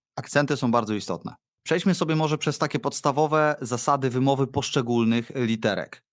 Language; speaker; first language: Polish; native; Polish